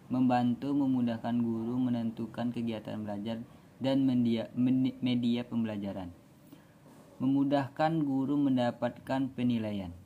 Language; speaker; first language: Indonesian; native; Indonesian